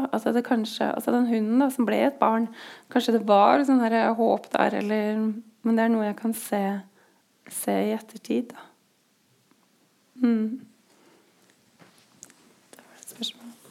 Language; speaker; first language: Norwegian; native; Norwegian